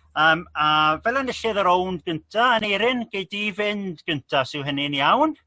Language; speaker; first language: Welsh; native; Welsh